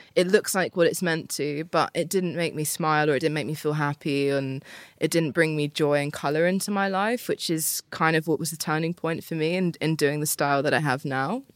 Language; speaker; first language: English; native; English